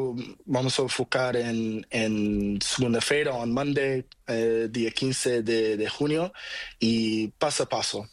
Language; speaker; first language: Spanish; non-native, learner; Portuguese